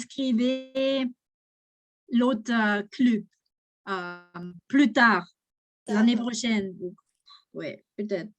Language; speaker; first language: French; non-native, learner; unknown